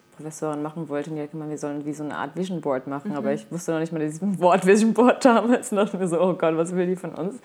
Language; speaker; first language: German; native; German